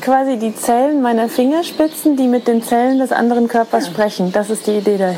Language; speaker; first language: German; native; German